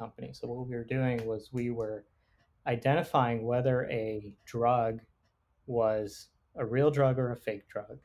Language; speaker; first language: English; native; English